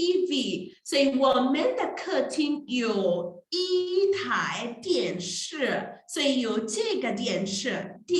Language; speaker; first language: Chinese; non-native, fluent; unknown